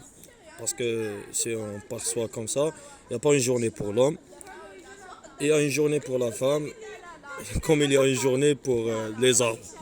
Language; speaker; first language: French; non-native, local second language; Arabic